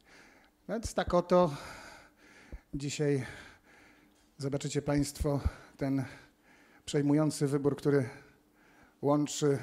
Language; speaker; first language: Polish; native; Polish